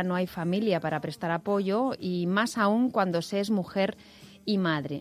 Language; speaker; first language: Spanish; native; Spanish